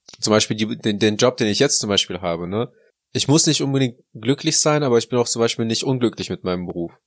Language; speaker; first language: German; early bilingual, other home language; Russian